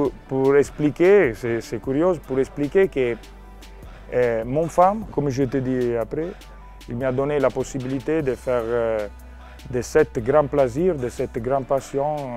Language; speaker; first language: French; non-native, learner; Italian